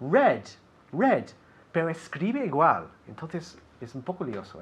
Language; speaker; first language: Spanish; non-native, fluent; English